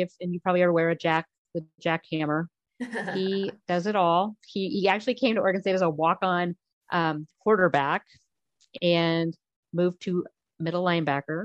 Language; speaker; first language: English; native; English